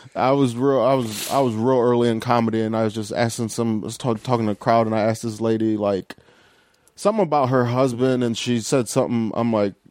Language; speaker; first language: English; native; English